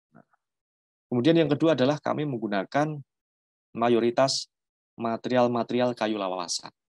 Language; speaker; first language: Indonesian; non-native, local second language; Javanese